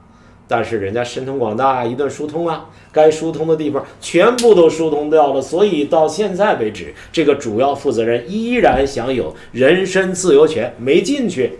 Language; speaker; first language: Chinese; native; Chinese